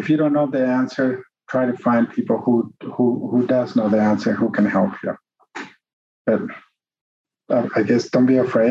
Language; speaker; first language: English; non-native, fluent; Spanish